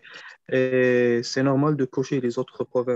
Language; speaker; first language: French; non-native, fluent; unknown